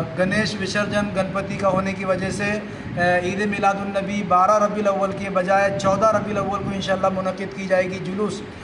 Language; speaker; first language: Urdu; native; Urdu